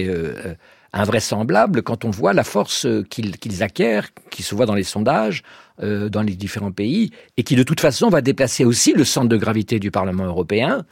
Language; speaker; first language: French; native; French